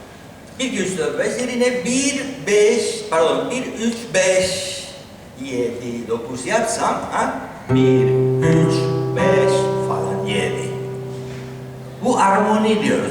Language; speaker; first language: Turkish; non-native, learner; Spanish